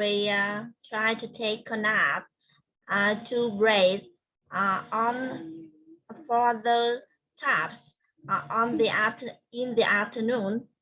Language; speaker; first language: English; non-native, learner; Vietnamese